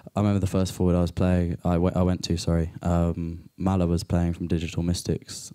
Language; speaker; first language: English; native; English